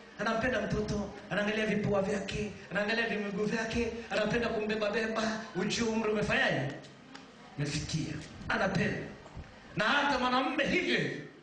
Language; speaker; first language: Swahili; native; Swahili